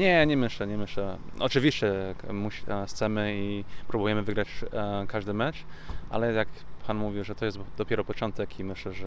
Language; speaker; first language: Polish; early bilingual, heritage; English